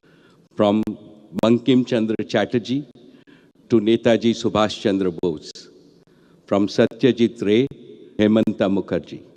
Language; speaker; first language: English; non-native, local second language; Gujarati